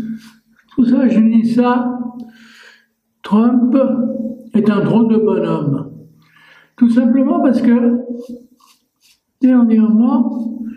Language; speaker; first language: French; native; French